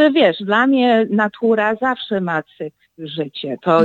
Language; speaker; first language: Polish; early bilingual, heritage; Polish